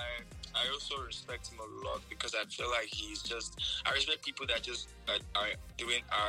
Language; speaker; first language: English; non-native, local second language; Yoruba